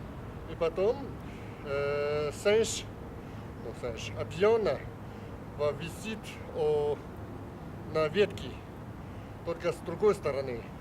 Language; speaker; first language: Russian; non-native, learner; Chinese